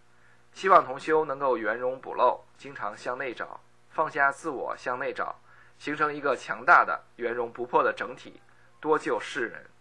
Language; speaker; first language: Chinese; native; Chinese